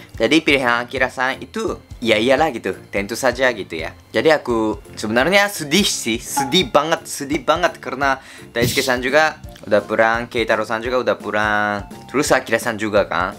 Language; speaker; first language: Indonesian; non-native, fluent; Japanese